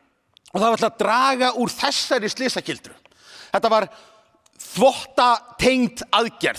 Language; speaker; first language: Icelandic; native; Icelandic